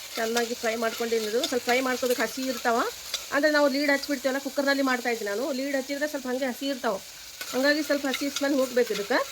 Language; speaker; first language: Kannada; non-native, local second language; Urdu